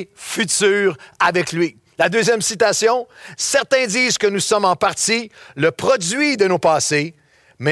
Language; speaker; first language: French; native; French